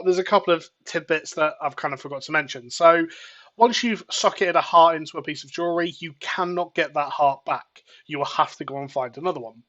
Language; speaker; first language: English; native; English